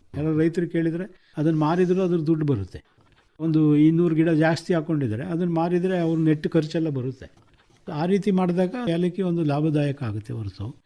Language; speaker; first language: Kannada; native; Kannada